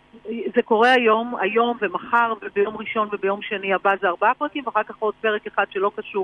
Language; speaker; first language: Hebrew; native; Hebrew